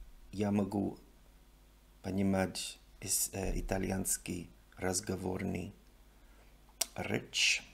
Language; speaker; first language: Russian; non-native, learner; English